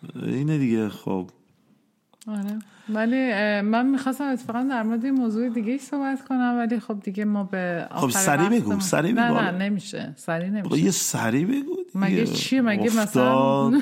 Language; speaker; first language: Persian; native; Persian